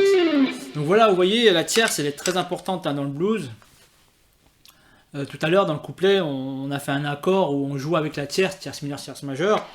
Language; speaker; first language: French; native; French